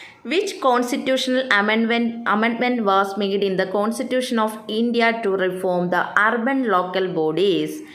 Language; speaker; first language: English; non-native, local second language; Malayalam